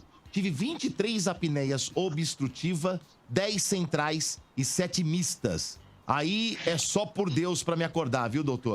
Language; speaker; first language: Portuguese; native; Portuguese